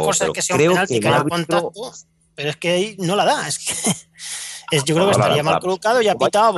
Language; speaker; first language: Spanish; native; Spanish